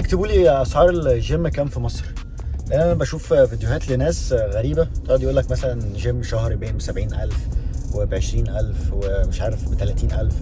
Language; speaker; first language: Arabic; native; Arabic